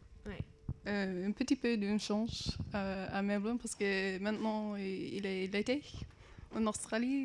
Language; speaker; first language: French; non-native, learner; English